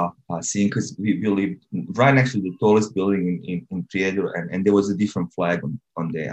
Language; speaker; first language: English; non-native, fluent; Bosnian